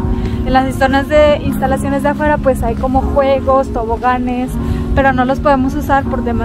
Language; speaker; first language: Spanish; native; Spanish